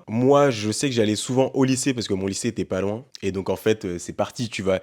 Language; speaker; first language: French; native; French